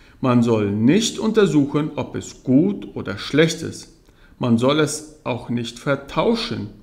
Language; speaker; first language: German; early bilingual, heritage; German